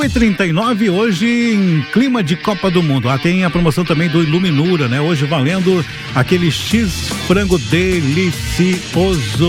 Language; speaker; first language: Portuguese; native; Portuguese